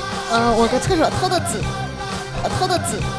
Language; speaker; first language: Chinese; native; Chinese